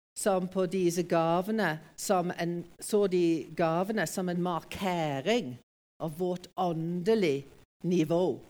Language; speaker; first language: Norwegian; non-native, fluent; English